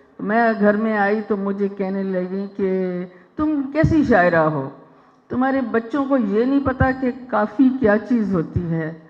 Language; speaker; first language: Urdu; non-native, local second language; Sindhi